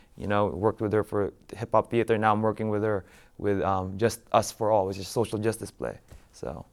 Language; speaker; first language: English; non-native, local second language; Filipino